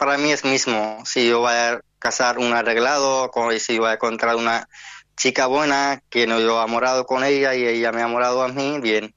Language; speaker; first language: Spanish; non-native, learner; Hindi